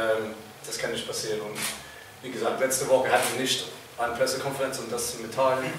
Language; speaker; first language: German; non-native, fluent; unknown